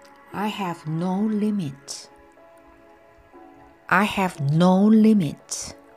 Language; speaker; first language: English; non-native, fluent; Korean